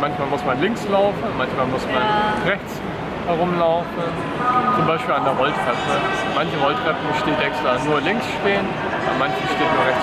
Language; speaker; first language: German; native; German